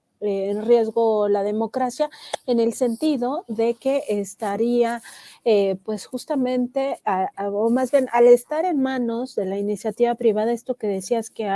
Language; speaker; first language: Spanish; native; Spanish